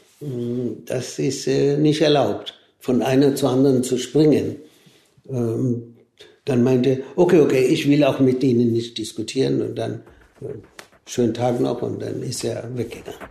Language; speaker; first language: German; non-native, fluent; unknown